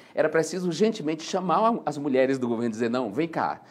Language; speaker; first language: Portuguese; native; Portuguese